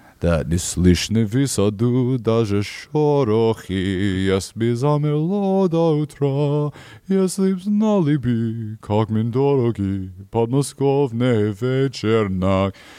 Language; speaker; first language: Russian; non-native, learner; English